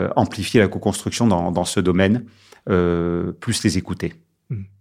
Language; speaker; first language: French; native; French